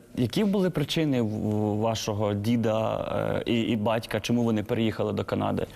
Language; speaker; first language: Ukrainian; native; Ukrainian